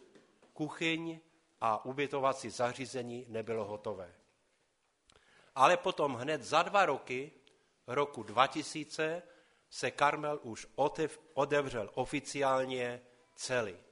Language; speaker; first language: Czech; non-native, local second language; Polish